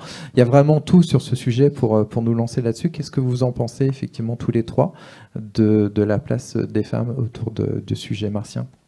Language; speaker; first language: French; native; French